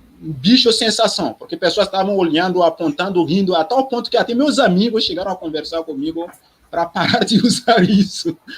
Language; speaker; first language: Portuguese; non-native, fluent; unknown